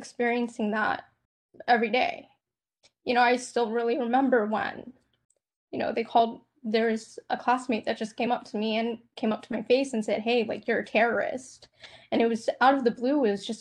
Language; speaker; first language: English; native; English